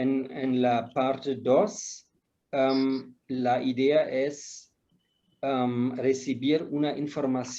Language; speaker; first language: Spanish; non-native, fluent; German